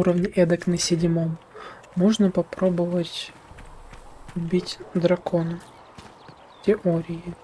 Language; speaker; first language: Russian; native; Russian